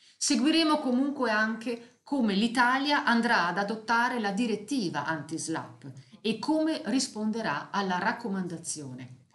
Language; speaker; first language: Italian; native; Italian